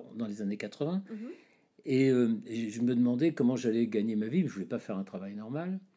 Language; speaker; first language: French; native; French